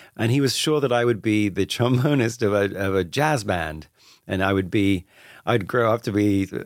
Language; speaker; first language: English; native; English